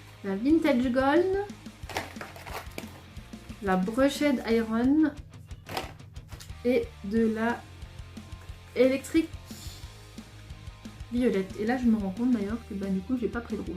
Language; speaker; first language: French; native; French